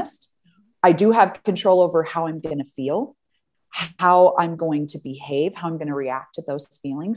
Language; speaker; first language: English; native; English